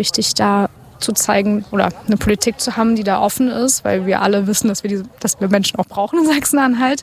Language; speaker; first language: German; native; German